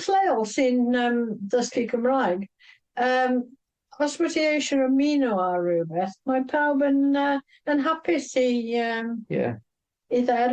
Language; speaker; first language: Welsh; non-native, fluent; English